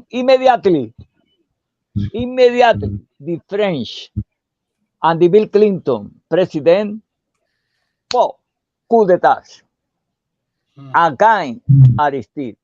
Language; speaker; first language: English; non-native, learner; Portuguese